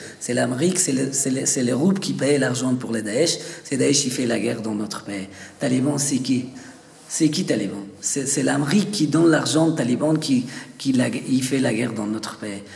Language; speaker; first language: French; non-native, learner; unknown